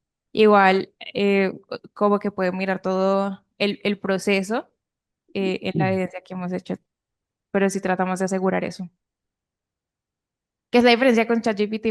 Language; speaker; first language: Spanish; native; Spanish